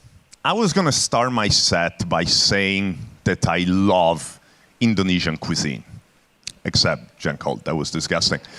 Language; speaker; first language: English; non-native, fluent; Italian